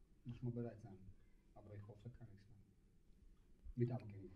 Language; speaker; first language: German; non-native, learner; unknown